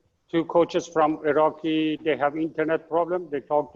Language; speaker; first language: English; non-native, fluent; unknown